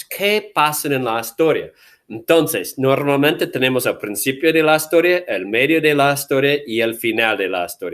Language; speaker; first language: Spanish; non-native, fluent; English